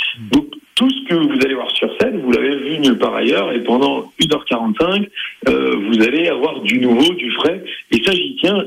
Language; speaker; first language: French; native; French